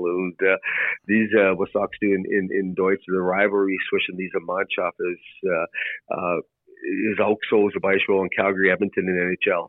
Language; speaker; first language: German; non-native, learner; English